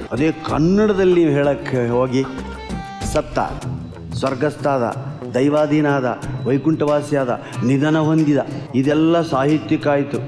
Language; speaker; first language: Kannada; native; Kannada